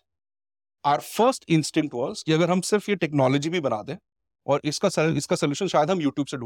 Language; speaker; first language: English; non-native, local second language; Hindi